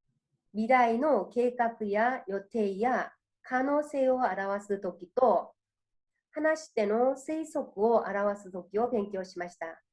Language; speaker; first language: Japanese; non-native, fluent; Korean